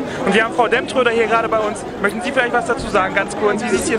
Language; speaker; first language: German; early bilingual, other home language; Turkish